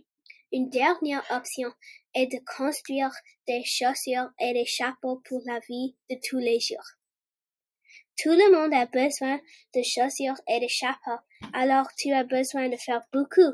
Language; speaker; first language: French; non-native, learner; English